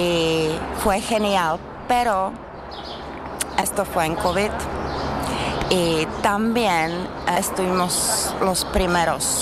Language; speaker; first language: Spanish; non-native, fluent; Czech